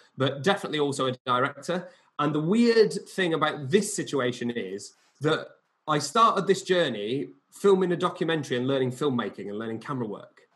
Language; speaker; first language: English; native; English